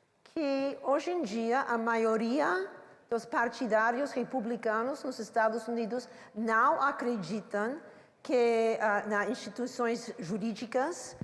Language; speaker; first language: Portuguese; non-native, learner; English